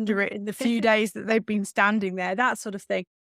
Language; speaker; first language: English; native; English